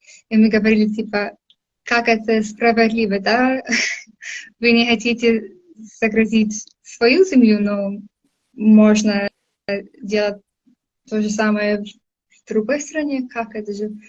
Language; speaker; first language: Russian; non-native, fluent; English